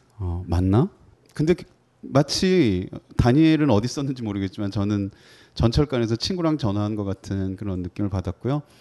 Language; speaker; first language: Korean; native; Korean